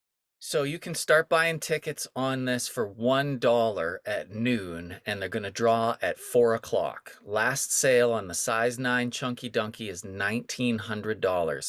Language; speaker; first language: English; native; English